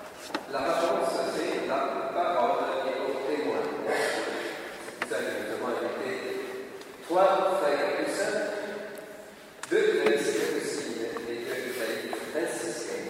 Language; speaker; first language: French; non-native, learner; Italian